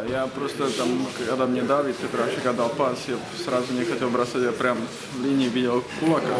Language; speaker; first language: Russian; non-native, fluent; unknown